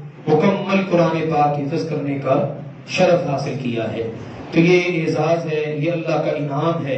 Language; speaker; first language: Urdu; native; Urdu